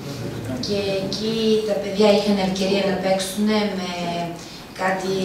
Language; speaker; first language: Greek; non-native, fluent; Serbian